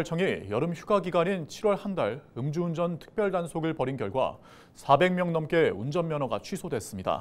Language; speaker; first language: Korean; native; Korean